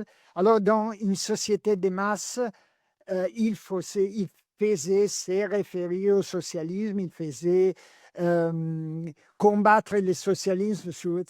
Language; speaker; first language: French; non-native, learner; Italian